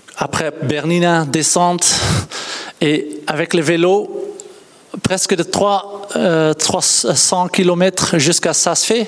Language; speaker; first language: French; non-native, learner; Dutch